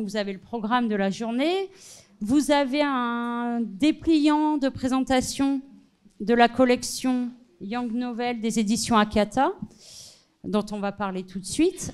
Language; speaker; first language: French; native; French